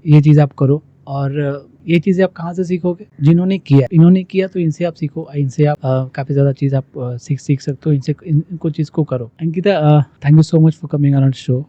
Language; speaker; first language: Hindi; non-native, local second language; Assamese